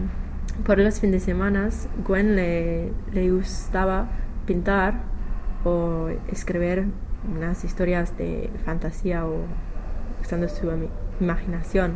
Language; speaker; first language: Spanish; non-native, learner; English